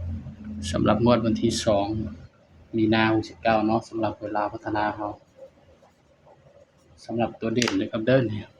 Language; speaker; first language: Thai; non-native, local second language; Lao